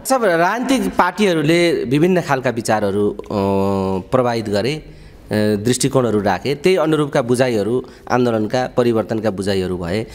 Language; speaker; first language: Nepali; native; Nepali